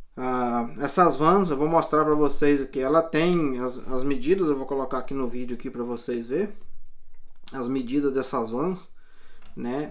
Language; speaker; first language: Portuguese; native; Portuguese